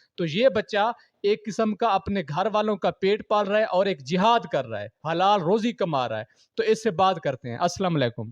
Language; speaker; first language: Urdu; non-native, local second language; Saraiki